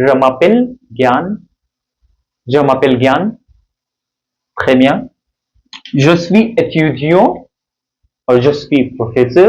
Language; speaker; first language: French; non-native, fluent; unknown